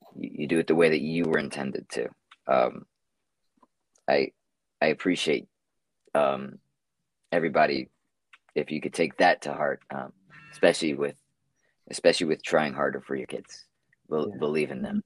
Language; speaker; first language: English; native; English